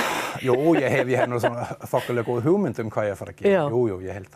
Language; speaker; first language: Icelandic; non-native, fluent; Danish